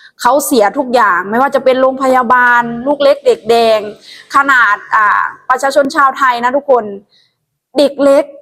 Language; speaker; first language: Thai; non-native, local second language; Lao